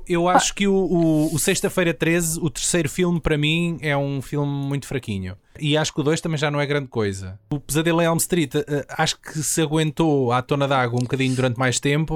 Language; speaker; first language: Portuguese; native; Portuguese